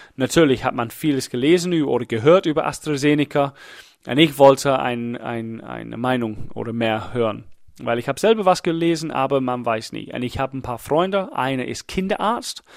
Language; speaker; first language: German; non-native, fluent; English